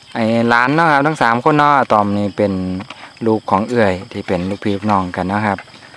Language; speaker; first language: Thai; native; Thai